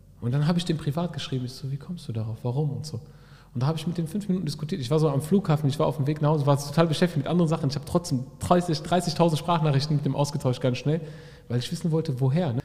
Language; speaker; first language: German; early bilingual, other home language; Arabic